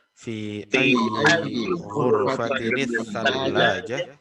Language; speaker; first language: Arabic; non-native, fluent; Indonesian